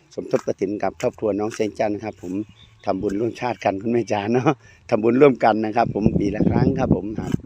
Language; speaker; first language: Thai; non-native, local second language; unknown